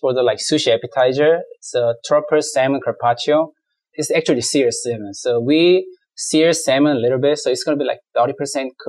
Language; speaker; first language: English; non-native, learner; Korean